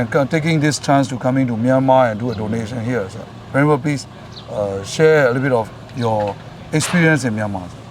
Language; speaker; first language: English; non-native, fluent; Burmese